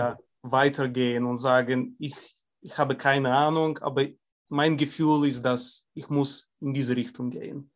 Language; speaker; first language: German; non-native, fluent; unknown